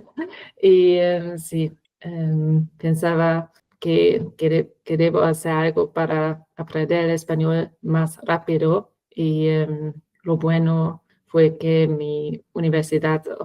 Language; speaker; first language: Spanish; non-native, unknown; German